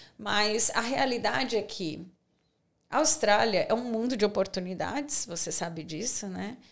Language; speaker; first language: Portuguese; native; Portuguese